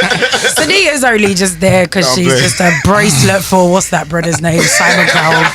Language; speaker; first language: English; native; English